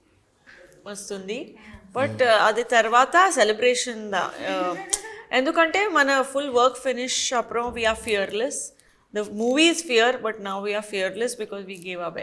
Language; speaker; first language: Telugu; non-native, fluent; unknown